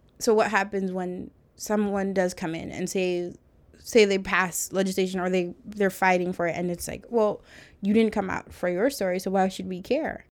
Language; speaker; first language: English; early bilingual, other home language; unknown